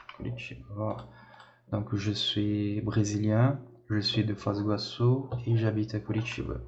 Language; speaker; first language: French; non-native, fluent; Portuguese